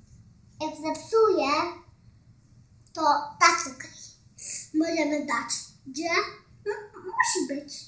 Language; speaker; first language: Polish; early bilingual, heritage; Polish